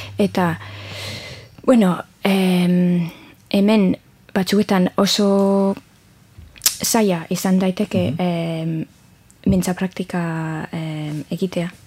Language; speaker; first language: Basque; non-native, learner; English